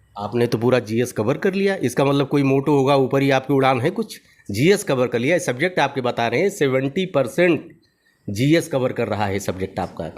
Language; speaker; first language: Hindi; native; Hindi